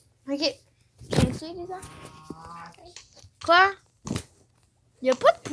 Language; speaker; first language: French; native; French